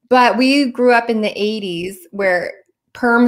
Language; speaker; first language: English; native; English